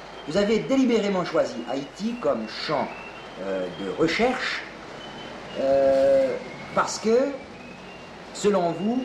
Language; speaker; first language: French; native; French